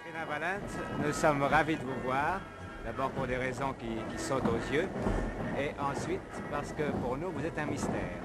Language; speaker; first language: French; native; French